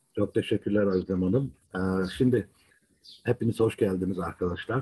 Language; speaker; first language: Turkish; native; Turkish